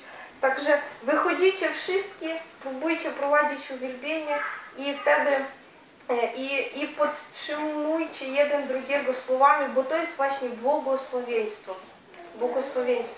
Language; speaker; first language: Polish; non-native, fluent; Ukrainian